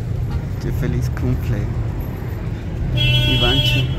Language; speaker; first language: Spanish; native; Spanish